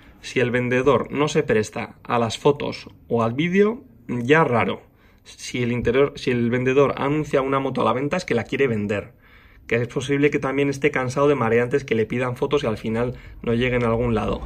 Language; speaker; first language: Spanish; native; Spanish